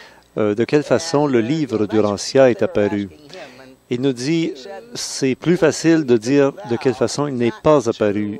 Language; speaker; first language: French; native; French